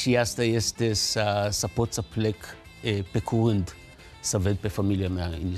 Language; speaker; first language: Romanian; non-native, fluent; Hebrew